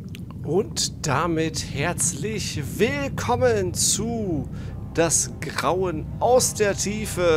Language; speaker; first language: German; native; German